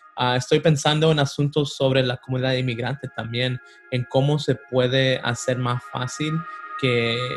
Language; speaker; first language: Spanish; early bilingual, heritage; Spanish